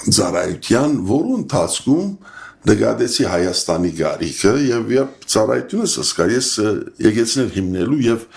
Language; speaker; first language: Armenian; early bilingual, heritage; Armenian